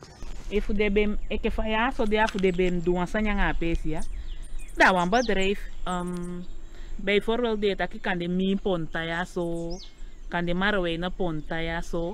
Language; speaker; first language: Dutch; non-native, local second language; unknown